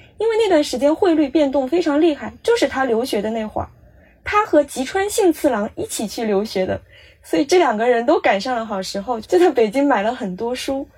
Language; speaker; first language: Chinese; native; Chinese